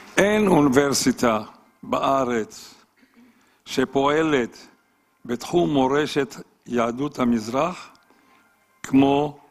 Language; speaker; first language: Hebrew; native; Hebrew